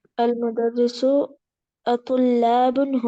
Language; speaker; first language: Arabic; non-native, learner; Urdu